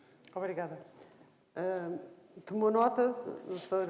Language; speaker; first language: Portuguese; native; Portuguese